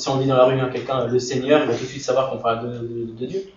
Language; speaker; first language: French; native; French